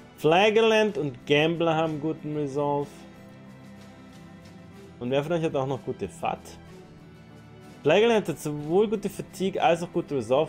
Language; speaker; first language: German; native; German